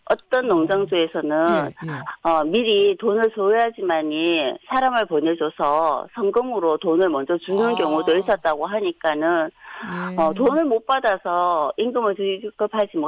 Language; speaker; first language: Korean; native; Korean